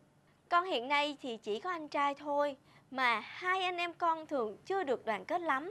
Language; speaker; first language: Vietnamese; native; Vietnamese